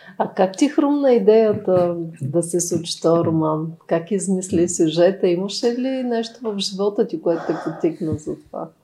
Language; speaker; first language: Bulgarian; native; Bulgarian